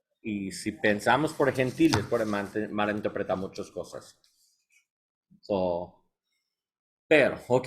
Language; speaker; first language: Spanish; non-native, learner; English